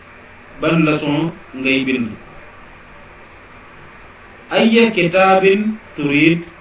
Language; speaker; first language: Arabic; non-native, fluent; Wolof